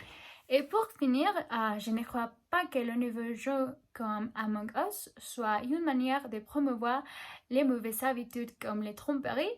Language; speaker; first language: French; non-native, learner; Spanish